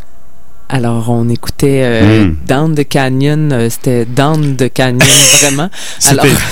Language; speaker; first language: French; native; French